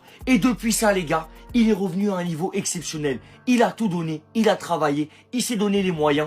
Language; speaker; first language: French; native; French